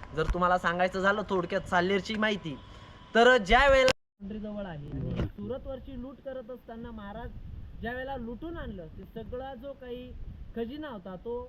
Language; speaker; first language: Marathi; non-native, local second language; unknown